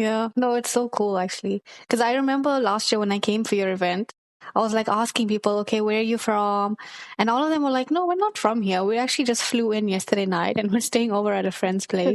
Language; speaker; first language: English; early bilingual, other home language; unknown